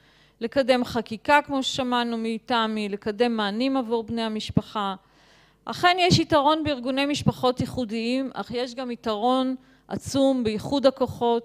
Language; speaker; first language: Hebrew; native; Hebrew